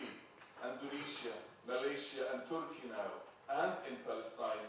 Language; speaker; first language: English; non-native, fluent; Arabic